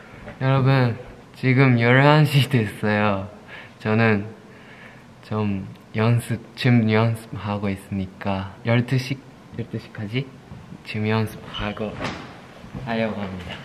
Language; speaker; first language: Korean; non-native, fluent; Japanese